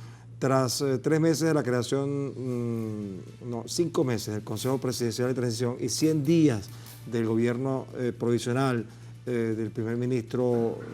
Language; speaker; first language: Spanish; native; Spanish